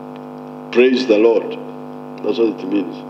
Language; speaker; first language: English; non-native, local second language; Nyankole